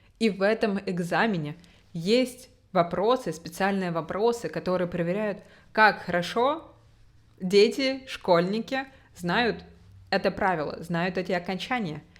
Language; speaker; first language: Russian; native; Russian